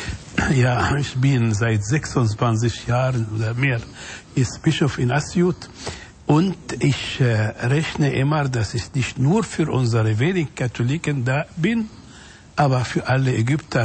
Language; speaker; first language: German; non-native, fluent; Arabic